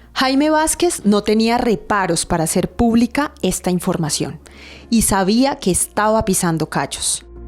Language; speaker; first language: Spanish; native; Spanish